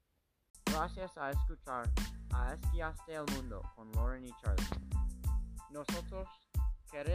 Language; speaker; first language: Spanish; non-native, learner; English